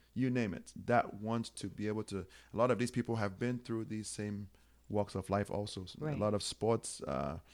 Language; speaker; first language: English; non-native, local second language; Akan